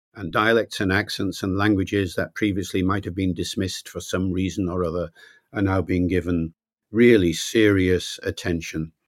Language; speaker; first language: English; native; English